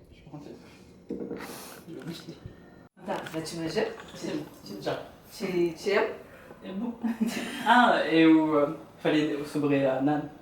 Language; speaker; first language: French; non-native, learner; Portuguese